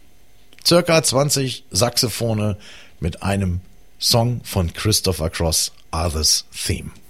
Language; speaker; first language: German; native; German